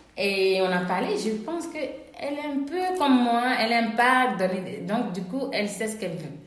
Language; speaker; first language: French; non-native, local second language; Ewe